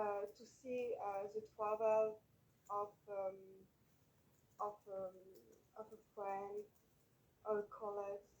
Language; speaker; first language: English; non-native, learner; French